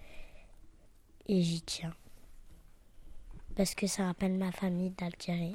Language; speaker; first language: French; early bilingual, other home language; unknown